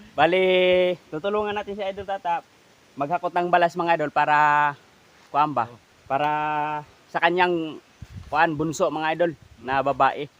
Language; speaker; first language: Filipino; native; Filipino